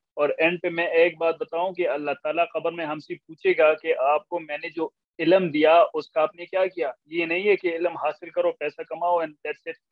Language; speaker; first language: Urdu; non-native, local second language; Pashto